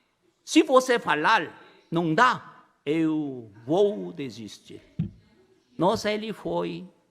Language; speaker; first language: Portuguese; non-native, learner; Korean